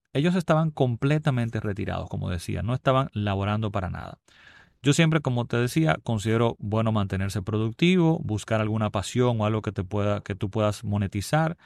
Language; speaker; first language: Spanish; native; Spanish